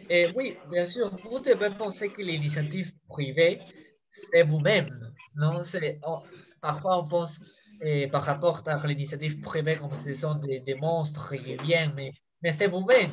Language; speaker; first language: French; non-native, fluent; Spanish